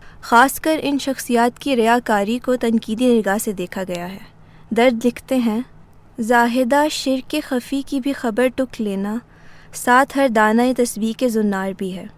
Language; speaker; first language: Urdu; native; Urdu